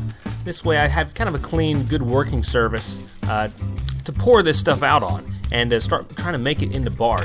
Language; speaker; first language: English; native; English